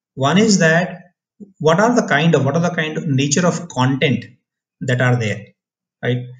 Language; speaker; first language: English; non-native, local second language; Odia